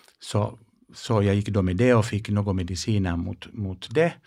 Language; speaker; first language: Swedish; non-native, local second language; Finnish